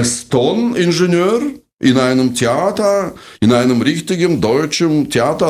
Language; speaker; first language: German; non-native, fluent; Russian